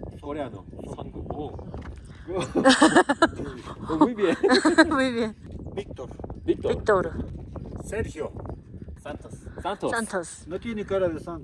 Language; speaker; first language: Spanish; non-native, learner; Korean